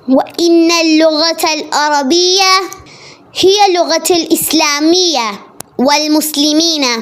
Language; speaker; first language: Arabic; non-native, learner; Malayalam